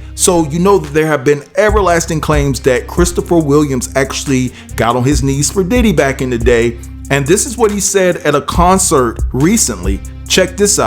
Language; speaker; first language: English; native; English